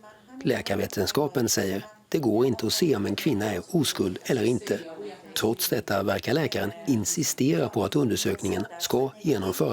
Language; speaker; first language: Swedish; native; Swedish